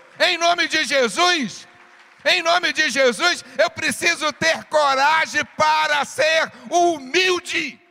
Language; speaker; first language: Portuguese; native; Portuguese